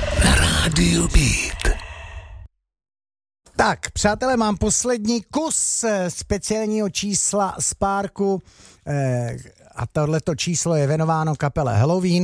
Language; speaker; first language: Czech; native; Czech